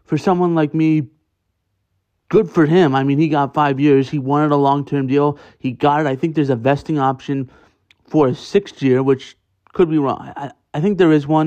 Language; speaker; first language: English; native; English